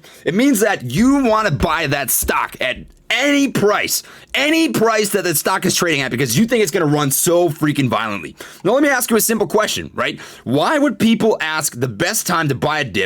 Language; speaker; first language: English; native; English